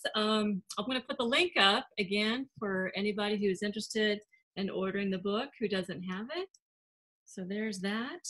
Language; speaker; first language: English; native; English